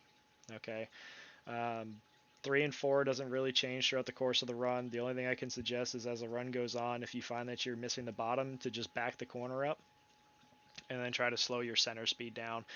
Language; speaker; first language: English; native; English